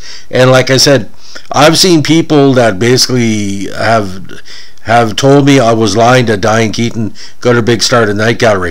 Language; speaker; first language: English; native; English